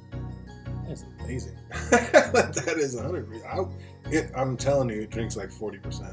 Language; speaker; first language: English; native; English